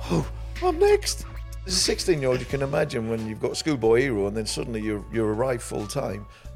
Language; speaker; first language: English; native; English